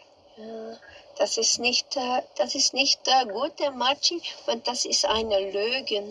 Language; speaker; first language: German; non-native, learner; Dutch